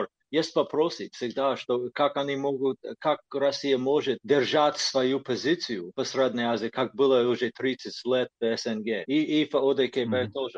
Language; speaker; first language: Russian; non-native, fluent; English